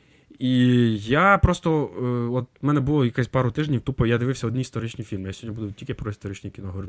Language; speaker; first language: Ukrainian; native; Ukrainian